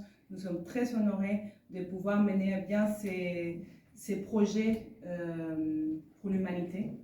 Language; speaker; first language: French; non-native, fluent; Spanish